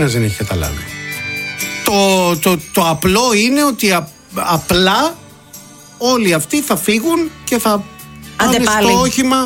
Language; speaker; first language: Greek; native; Greek